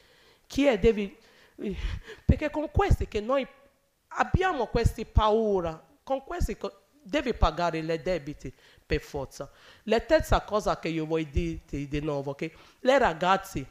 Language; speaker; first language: Italian; non-native, learner; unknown